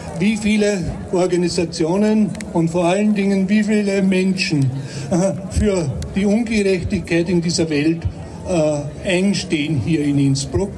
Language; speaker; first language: German; native; German